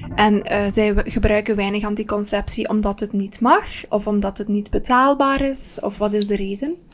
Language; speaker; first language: Dutch; native; Dutch